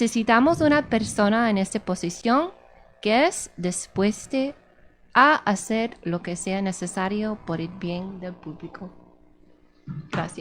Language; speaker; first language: Spanish; early bilingual, heritage; Spanish